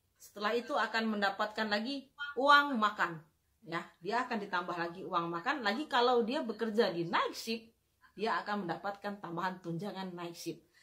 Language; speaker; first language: Indonesian; native; Indonesian